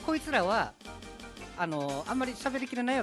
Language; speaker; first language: Japanese; native; Japanese